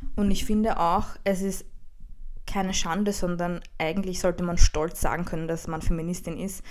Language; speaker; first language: German; early bilingual, heritage; Czech